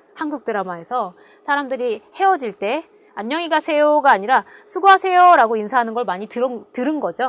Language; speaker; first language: Korean; native; Korean